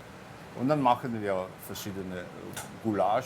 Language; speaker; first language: German; non-native, fluent; Slovak